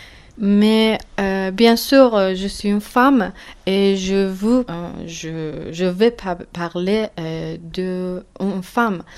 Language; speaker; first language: French; non-native, learner; Persian